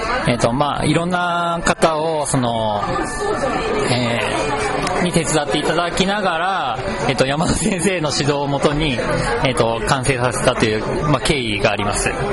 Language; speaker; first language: Japanese; native; Japanese